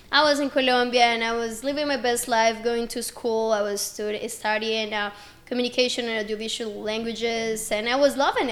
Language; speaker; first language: English; non-native, fluent; Spanish